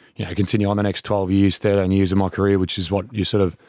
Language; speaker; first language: English; native; English